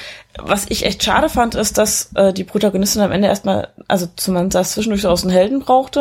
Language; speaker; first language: German; native; German